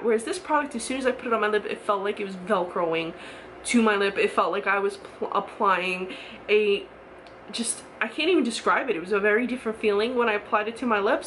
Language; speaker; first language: English; native; English